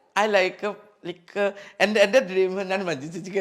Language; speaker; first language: Malayalam; non-native, fluent; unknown